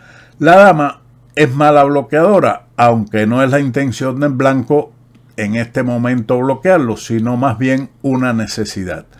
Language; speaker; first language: Spanish; native; Spanish